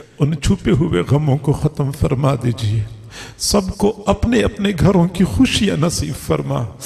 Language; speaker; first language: Urdu; non-native, local second language; Punjabi